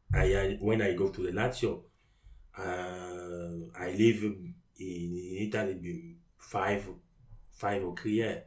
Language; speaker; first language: English; non-native, learner; French